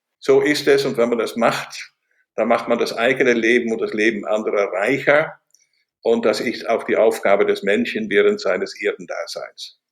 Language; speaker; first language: German; non-native, fluent; Dutch